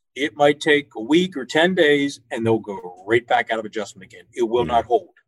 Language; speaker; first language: English; native; English